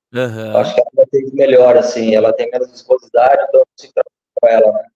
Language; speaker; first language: Portuguese; native; Portuguese